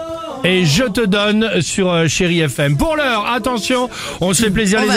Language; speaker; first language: French; native; French